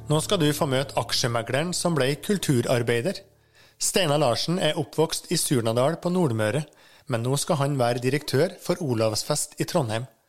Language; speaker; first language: Norwegian; native; Norwegian